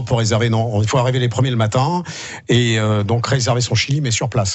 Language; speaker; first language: French; native; French